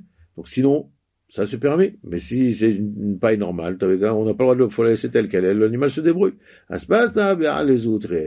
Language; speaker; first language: French; native; French